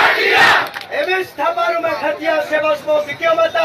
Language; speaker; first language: Greek; non-native, fluent; Urdu